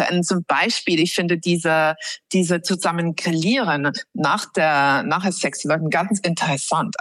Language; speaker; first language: German; non-native, fluent; English